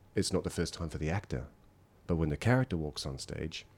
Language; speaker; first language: English; native; English